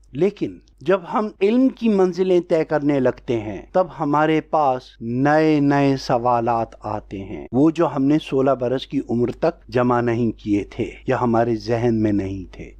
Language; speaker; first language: Urdu; native; Urdu